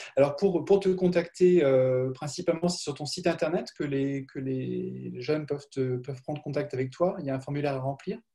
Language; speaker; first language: French; native; French